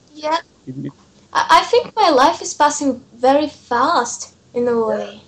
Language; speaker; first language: English; non-native, fluent; Portuguese